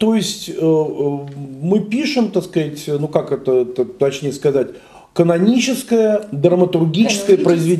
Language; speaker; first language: Russian; native; Russian